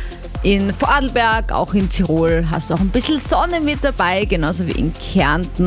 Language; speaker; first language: German; native; German